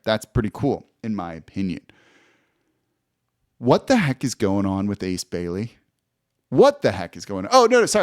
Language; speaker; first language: English; native; English